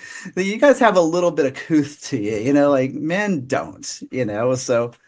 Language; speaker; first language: English; native; English